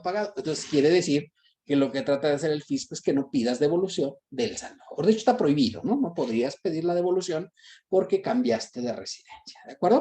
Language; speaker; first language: Spanish; native; Spanish